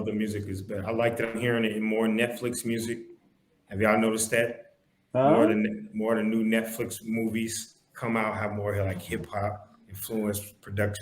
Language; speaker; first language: English; native; English